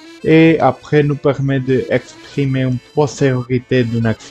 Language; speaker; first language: French; non-native, learner; Spanish